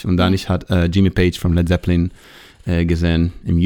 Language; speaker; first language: German; non-native, learner; Hebrew